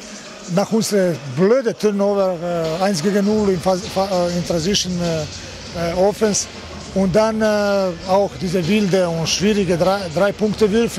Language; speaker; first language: German; non-native, fluent; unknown